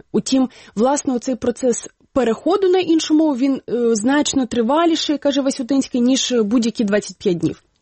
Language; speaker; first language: Ukrainian; native; Ukrainian